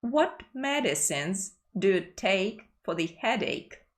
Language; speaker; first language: English; non-native, fluent; Ukrainian